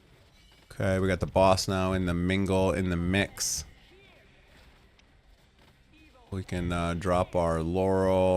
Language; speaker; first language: English; native; English